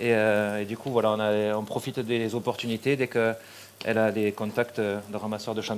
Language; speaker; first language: French; native; French